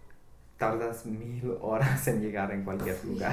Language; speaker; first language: Spanish; non-native, fluent; English